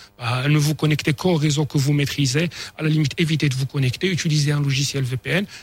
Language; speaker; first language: French; non-native, local second language; Arabic